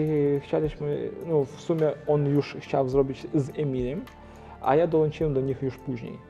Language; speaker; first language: Polish; non-native, local second language; Ukrainian